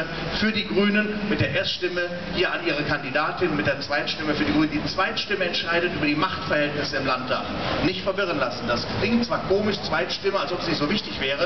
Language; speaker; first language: German; native; German